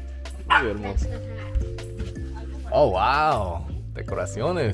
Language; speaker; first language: Spanish; non-native, learner; English